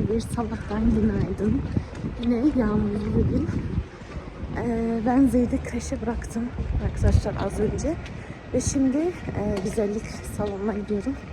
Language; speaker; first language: Turkish; early bilingual, heritage; Turkish